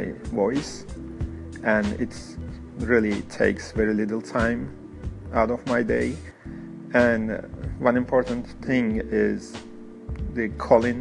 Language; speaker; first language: English; non-native, fluent; Turkish